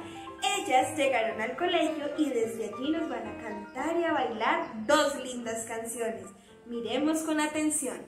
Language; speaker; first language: Spanish; native; Spanish